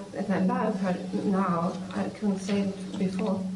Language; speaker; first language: English; non-native, learner; Swedish